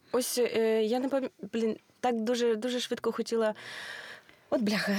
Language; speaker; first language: Ukrainian; non-native, local second language; Russian